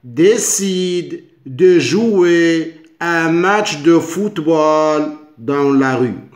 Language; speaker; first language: French; non-native, local second language; Arabic